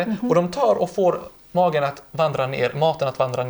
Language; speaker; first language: Swedish; native; Swedish